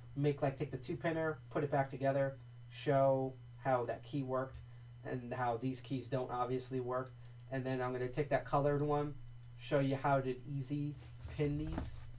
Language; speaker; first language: English; native; English